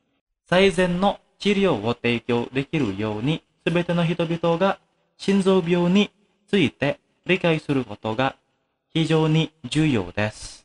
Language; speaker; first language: Japanese; non-native, fluent; Indonesian